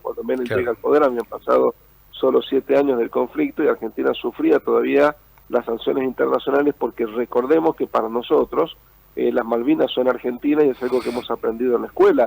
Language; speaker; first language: Spanish; native; Spanish